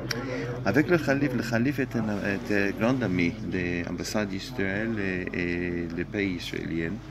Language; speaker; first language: French; non-native, learner; Hebrew